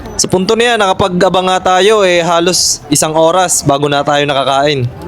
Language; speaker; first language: Filipino; native; Filipino